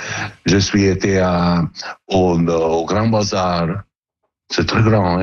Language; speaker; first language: French; non-native, learner; Italian